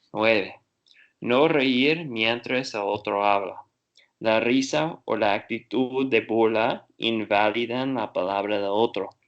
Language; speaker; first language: Spanish; non-native, learner; Portuguese